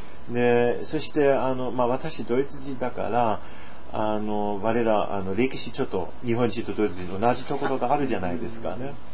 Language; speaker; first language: Japanese; non-native, fluent; German